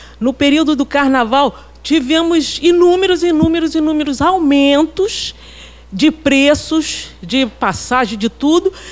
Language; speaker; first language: Portuguese; native; Portuguese